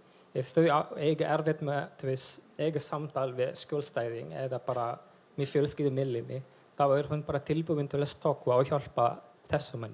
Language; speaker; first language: Icelandic; non-native, fluent; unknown